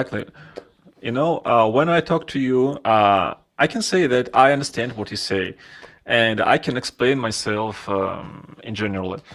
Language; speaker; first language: English; non-native, fluent; Russian